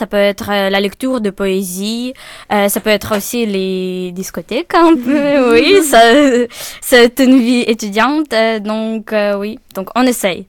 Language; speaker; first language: French; non-native, fluent; Ukrainian